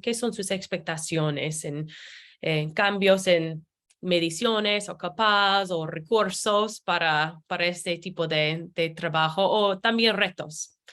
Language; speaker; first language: Spanish; non-native, fluent; English